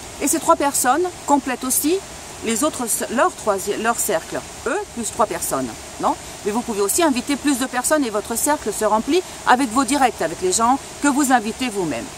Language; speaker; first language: French; non-native, local second language; Spanish